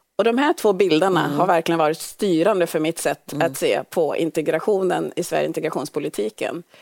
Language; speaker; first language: Swedish; early bilingual, other home language; Swahili